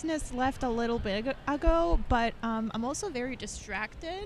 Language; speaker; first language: English; non-native, fluent; Spanish